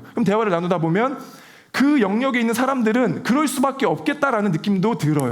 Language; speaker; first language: Korean; native; Korean